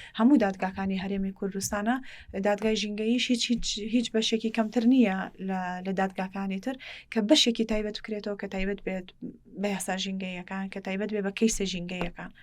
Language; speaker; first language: Central Kurdish; native; Central Kurdish